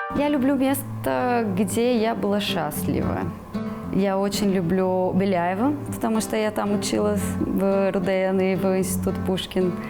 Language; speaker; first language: Russian; non-native, fluent; Portuguese